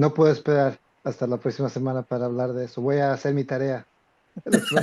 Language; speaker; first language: Spanish; non-native, fluent; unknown